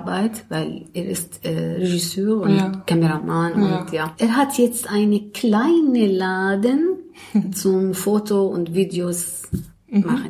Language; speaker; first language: German; non-native, learner; Arabic